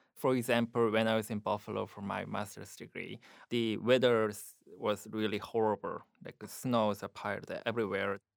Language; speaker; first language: English; non-native, fluent; Korean